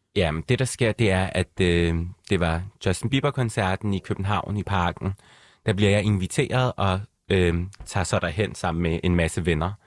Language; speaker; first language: Danish; early bilingual, other home language; Arabic